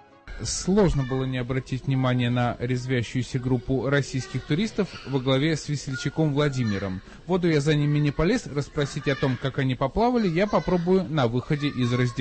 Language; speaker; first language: Russian; native; Russian